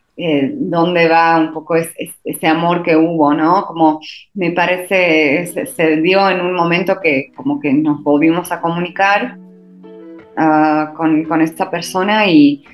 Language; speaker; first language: Spanish; non-native, fluent; Slovak